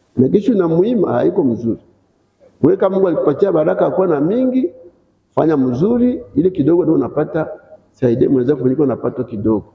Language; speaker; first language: Swahili; non-native, local second language; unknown